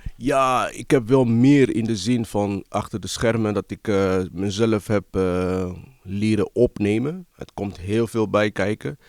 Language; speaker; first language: Dutch; early bilingual, other home language; Lingala